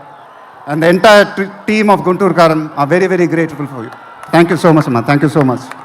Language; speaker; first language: Telugu; native; Telugu